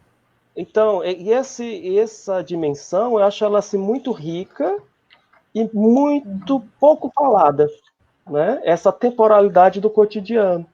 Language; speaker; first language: Portuguese; native; Portuguese